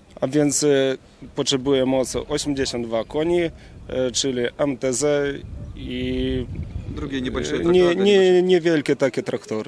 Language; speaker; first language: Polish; non-native, learner; Ukrainian